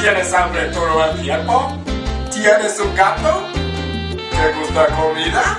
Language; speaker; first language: Spanish; non-native, learner; English